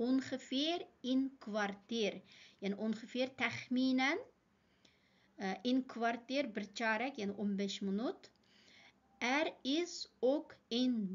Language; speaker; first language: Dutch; non-native, fluent; Uyghur